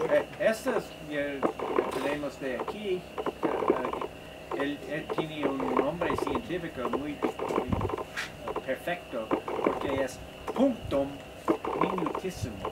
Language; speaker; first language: Spanish; non-native, learner; English